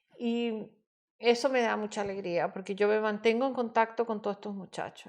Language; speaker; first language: Spanish; native; Spanish